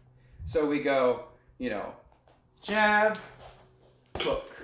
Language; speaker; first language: English; native; English